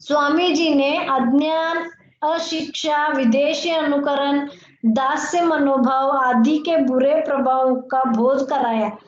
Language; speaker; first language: Hindi; non-native, local second language; Kannada